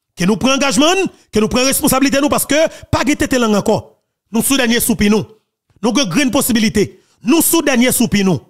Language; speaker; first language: French; non-native, local second language; Haitian Creole